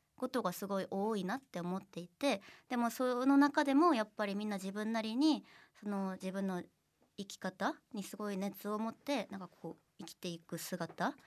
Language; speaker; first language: Japanese; non-native, fluent; Korean